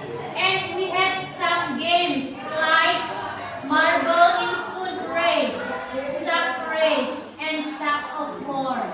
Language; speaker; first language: English; non-native, local second language; Indonesian